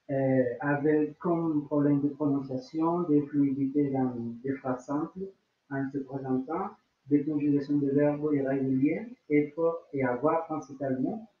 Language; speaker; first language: French; non-native, learner; Spanish